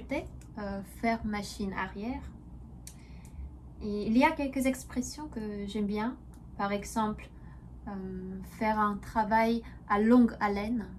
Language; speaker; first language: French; non-native, fluent; Korean